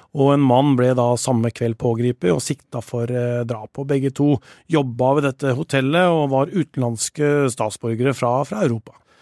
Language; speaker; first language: Norwegian; native; Norwegian